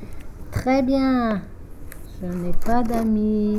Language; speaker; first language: French; non-native, fluent; English